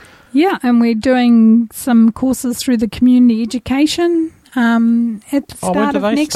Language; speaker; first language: English; native; English